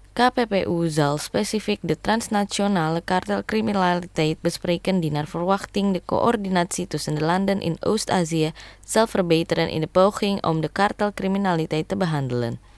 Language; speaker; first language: Dutch; non-native, fluent; Indonesian